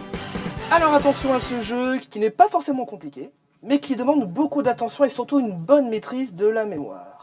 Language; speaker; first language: French; native; French